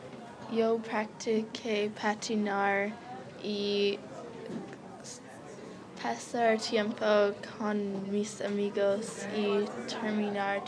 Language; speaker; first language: Spanish; non-native, learner; English